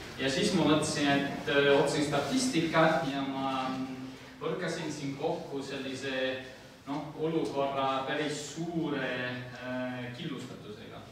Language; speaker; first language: Estonian; non-native, fluent; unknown